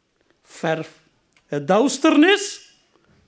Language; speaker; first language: Dutch; non-native, fluent; Urdu